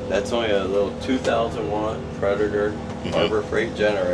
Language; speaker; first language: English; native; English